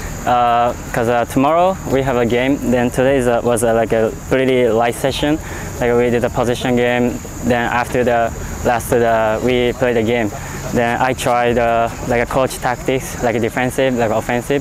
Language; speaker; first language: English; non-native, learner; Japanese